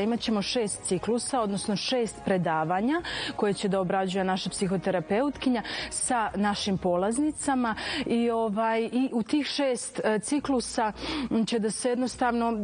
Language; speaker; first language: Serbian; native; Serbian